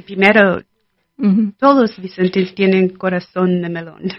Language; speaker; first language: Spanish; non-native, learner; English